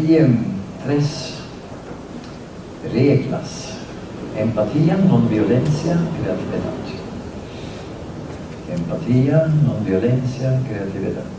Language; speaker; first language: Spanish; non-native, fluent; Norwegian